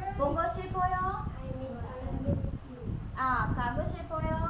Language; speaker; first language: Korean; non-native, learner; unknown